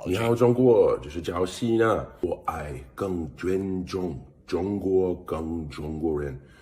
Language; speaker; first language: Chinese; non-native, learner; English